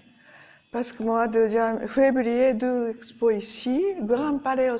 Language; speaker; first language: French; non-native, learner; Japanese